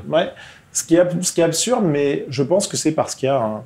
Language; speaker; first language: French; native; French